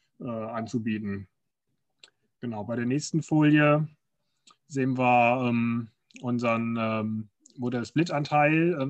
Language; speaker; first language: German; native; German